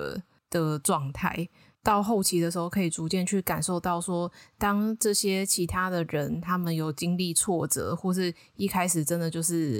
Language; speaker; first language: Chinese; native; Chinese